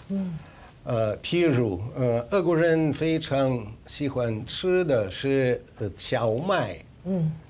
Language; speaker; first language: Chinese; non-native, fluent; Russian